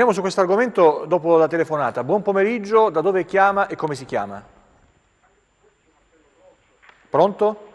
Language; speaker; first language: Italian; native; Italian